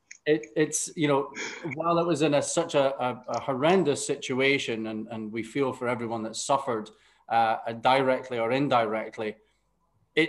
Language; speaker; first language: English; native; English